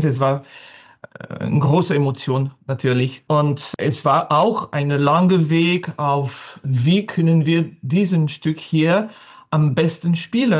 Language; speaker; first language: German; non-native, fluent; French